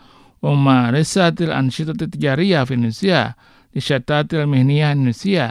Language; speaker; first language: Arabic; non-native, fluent; Indonesian